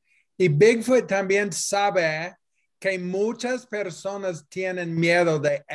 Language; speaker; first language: Spanish; non-native, fluent; English